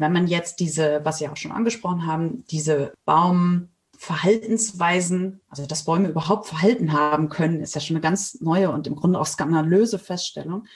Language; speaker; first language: German; native; German